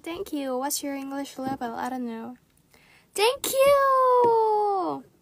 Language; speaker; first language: English; non-native, learner; Korean